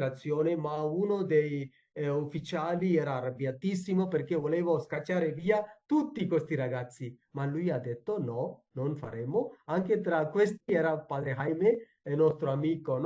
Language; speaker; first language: Italian; non-native, fluent; Tamil